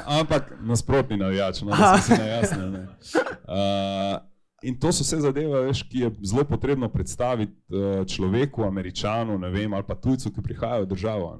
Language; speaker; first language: Slovenian; native; Slovenian